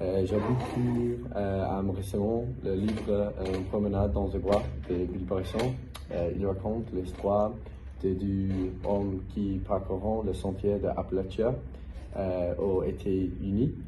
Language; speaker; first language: French; non-native, fluent; English